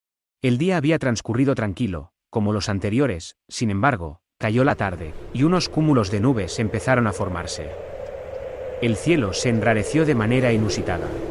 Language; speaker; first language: Spanish; native; Spanish